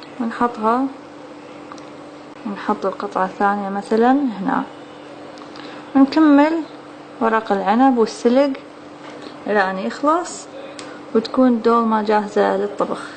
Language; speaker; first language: Arabic; native; Arabic